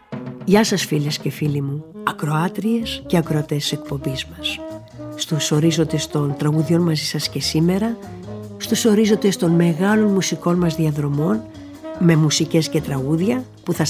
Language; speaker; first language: Greek; native; Greek